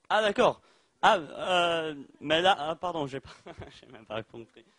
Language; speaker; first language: French; non-native, learner; Dutch